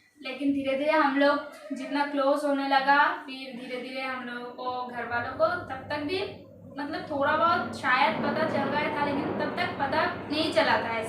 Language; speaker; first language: Hindi; non-native, local second language; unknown